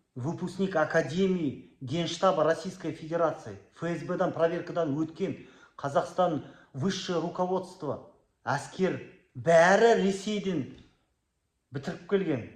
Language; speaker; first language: Russian; non-native, local second language; Kazakh